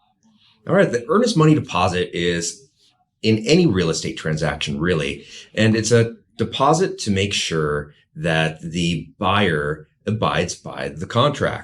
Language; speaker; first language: English; native; English